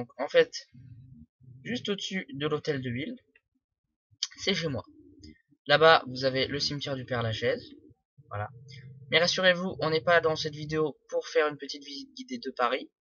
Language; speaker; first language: French; native; French